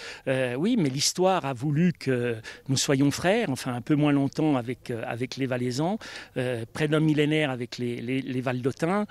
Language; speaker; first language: French; native; French